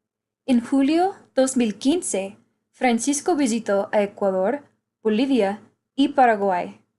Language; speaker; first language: Spanish; non-native, fluent; English